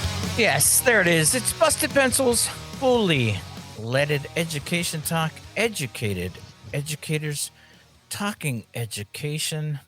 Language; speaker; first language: English; native; English